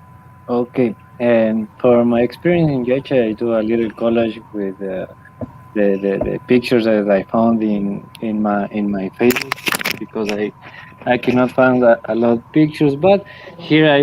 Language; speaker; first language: English; non-native, learner; Spanish